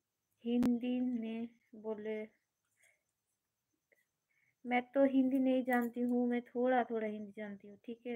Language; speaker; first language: Hindi; non-native, learner; Bangla